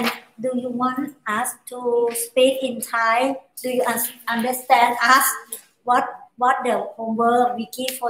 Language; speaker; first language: English; non-native, learner; Thai